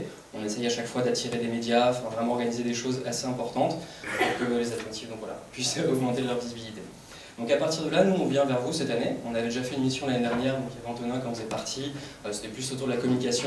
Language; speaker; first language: French; native; French